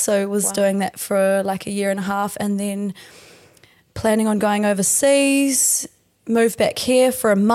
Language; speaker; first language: English; native; English